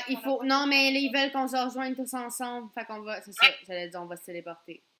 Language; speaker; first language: French; native; French